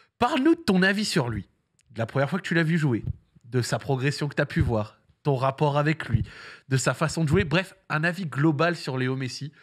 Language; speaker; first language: French; early bilingual, other home language; Arabic